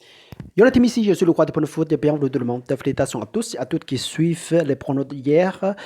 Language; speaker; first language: French; non-native, learner; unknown